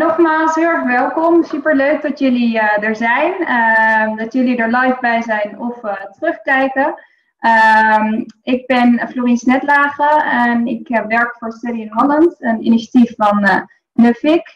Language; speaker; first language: Dutch; native; Dutch